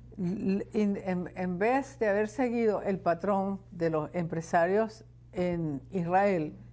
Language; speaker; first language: Spanish; native; Spanish